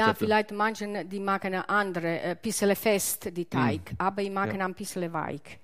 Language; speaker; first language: German; non-native, learner; Italian